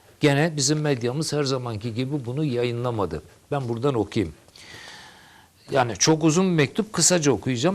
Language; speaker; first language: Turkish; native; Turkish